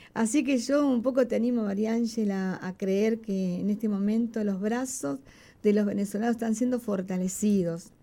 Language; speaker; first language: Spanish; native; Spanish